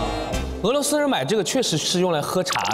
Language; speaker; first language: Chinese; native; Chinese